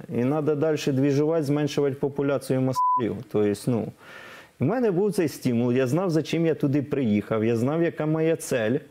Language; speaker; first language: Ukrainian; non-native, local second language; Russian